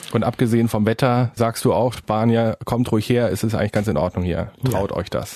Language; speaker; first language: German; native; German